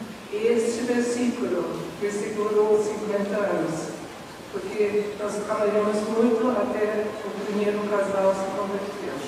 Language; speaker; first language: Portuguese; non-native, fluent; German